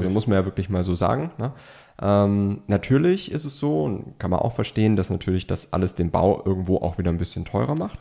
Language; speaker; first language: German; native; German